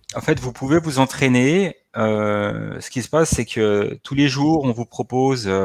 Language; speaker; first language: French; native; French